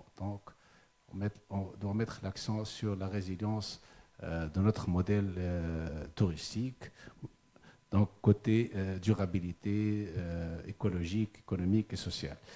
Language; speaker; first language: French; non-native, local second language; Arabic